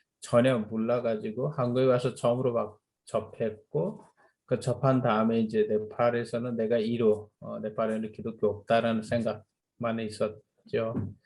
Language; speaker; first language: Korean; non-native, fluent; Nepali